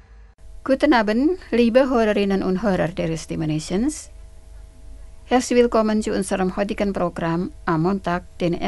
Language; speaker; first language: German; non-native, fluent; Indonesian